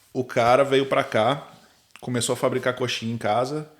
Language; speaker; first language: Portuguese; native; Portuguese